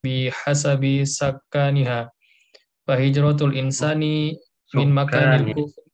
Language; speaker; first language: Arabic; non-native, learner; Indonesian